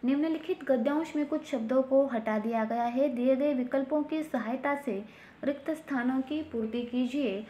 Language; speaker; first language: Hindi; non-native, local second language; Marathi